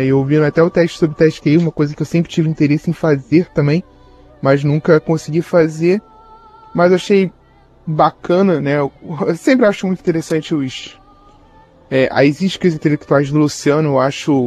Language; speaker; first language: Portuguese; native; Portuguese